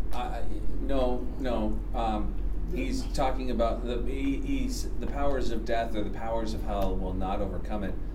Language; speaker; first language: English; native; English